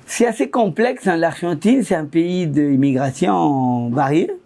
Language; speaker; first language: French; non-native, fluent; Spanish